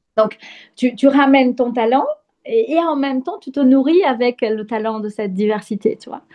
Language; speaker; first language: French; non-native, fluent; Portuguese